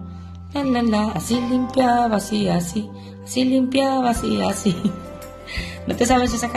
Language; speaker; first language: Spanish; native; Spanish